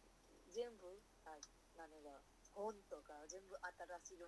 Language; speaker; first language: Japanese; non-native, learner; Nepali